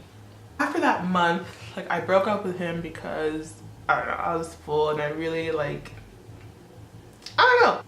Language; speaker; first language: English; early bilingual, other home language; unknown